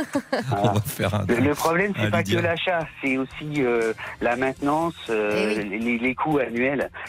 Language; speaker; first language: French; native; French